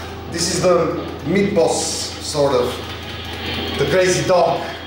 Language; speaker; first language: English; non-native, fluent; Bulgarian